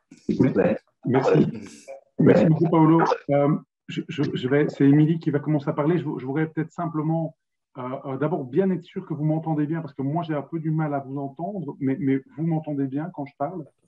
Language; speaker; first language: French; native; French